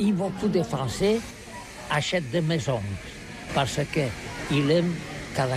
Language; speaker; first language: French; non-native, learner; Catalan